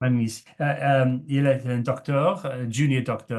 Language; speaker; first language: French; non-native, learner; English